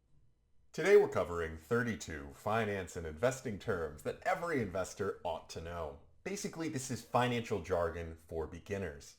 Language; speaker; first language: English; native; English